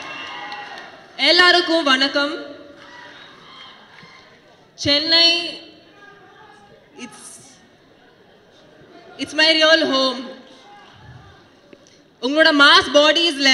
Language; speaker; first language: Tamil; non-native, fluent; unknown